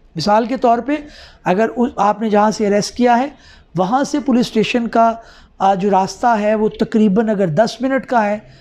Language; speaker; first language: Urdu; non-native, local second language; Punjabi